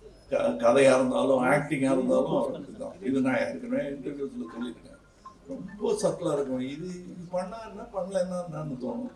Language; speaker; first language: Tamil; native; Tamil